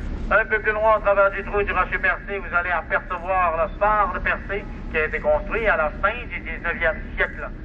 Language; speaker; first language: French; native; French